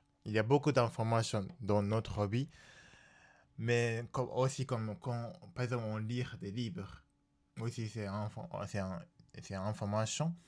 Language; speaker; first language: French; non-native, learner; Japanese